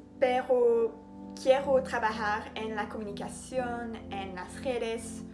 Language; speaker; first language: Spanish; non-native, learner; French